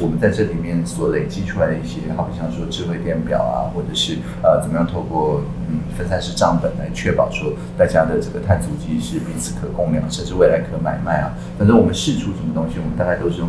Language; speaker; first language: Chinese; native; Chinese